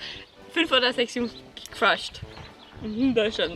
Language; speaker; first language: German; non-native, fluent; Swedish